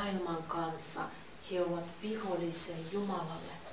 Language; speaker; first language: Finnish; non-native, fluent; Russian